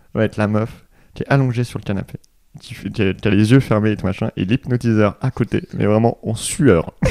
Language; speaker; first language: French; native; French